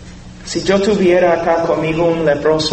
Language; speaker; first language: Spanish; non-native, fluent; English